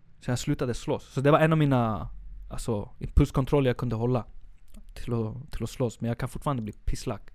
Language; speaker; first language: Swedish; early bilingual, other home language; Spanish